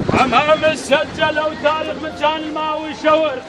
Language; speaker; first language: Arabic; native; Arabic